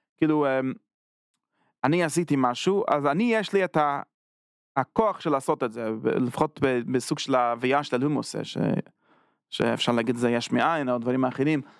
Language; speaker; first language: Hebrew; non-native, fluent; English